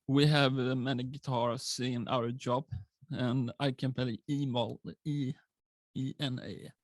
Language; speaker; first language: English; non-native, learner; Swedish